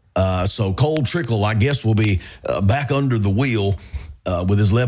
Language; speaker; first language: English; native; English